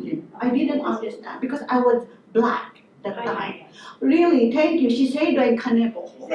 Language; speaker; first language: English; non-native, local second language; Filipino